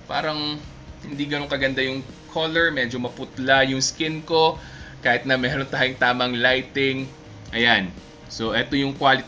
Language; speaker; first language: Filipino; native; Filipino